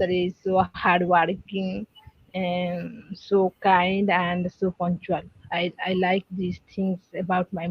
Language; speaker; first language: English; non-native, learner; Odia